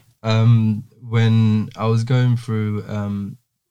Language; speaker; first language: English; native; English